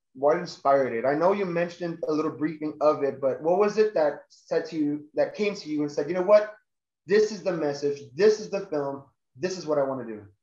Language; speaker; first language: English; early bilingual, other home language; Spanish